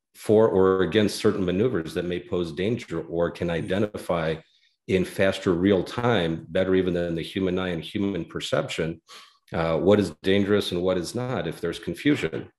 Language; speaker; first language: English; native; English